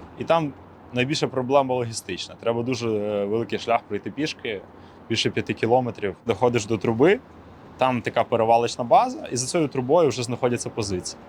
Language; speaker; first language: Ukrainian; non-native, local second language; Russian